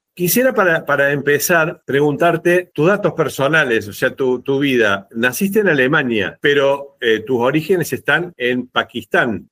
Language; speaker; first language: Spanish; native; Spanish